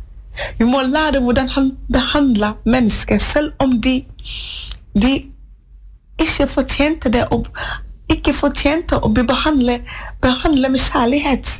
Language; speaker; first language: Norwegian; non-native, fluent; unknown